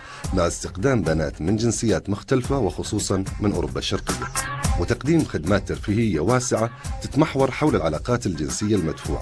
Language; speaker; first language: Arabic; native; Arabic